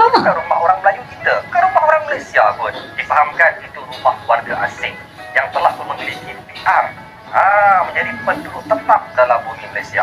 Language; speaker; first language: Malay; native; Malay